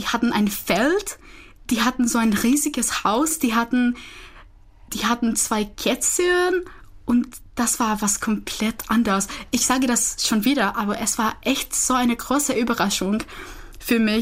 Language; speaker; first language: German; non-native, fluent; Czech